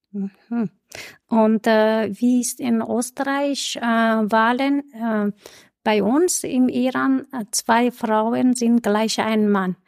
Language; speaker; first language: German; non-native, fluent; Persian